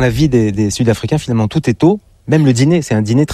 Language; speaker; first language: French; native; French